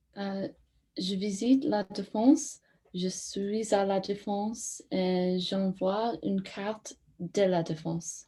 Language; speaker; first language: French; non-native, learner; English